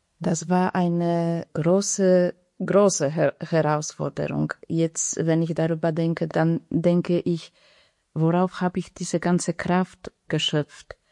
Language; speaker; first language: German; non-native, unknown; Polish